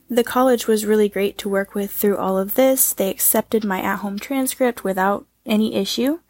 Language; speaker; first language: English; native; English